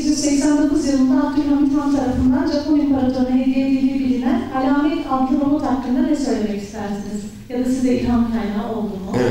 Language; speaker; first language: Turkish; native; Turkish